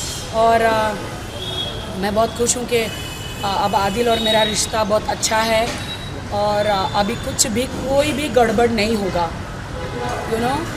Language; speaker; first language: Hindi; native; Hindi